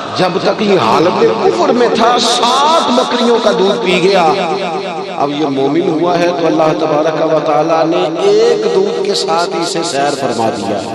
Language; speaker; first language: Urdu; non-native, local second language; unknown